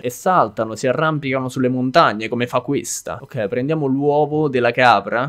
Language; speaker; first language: Italian; native; Italian